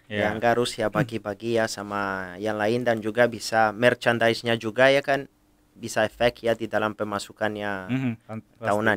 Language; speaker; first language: Indonesian; non-native, fluent; Italian